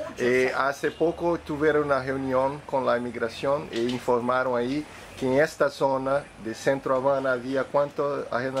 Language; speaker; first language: Spanish; non-native, learner; Portuguese